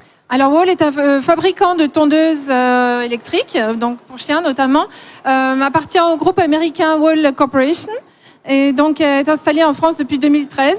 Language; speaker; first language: French; native; French